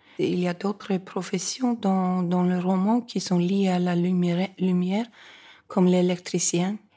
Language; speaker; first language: French; non-native, fluent; Icelandic